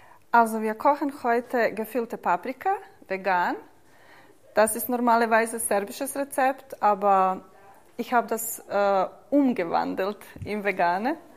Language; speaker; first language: German; non-native, fluent; Serbian